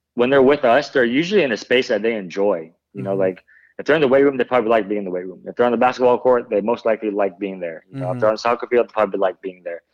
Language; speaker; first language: English; native; English